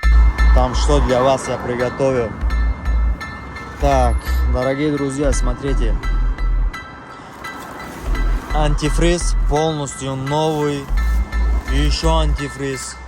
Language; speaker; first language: Russian; non-native, learner; Tajik